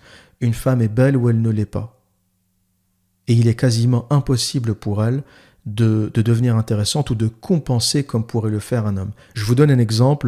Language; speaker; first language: French; native; French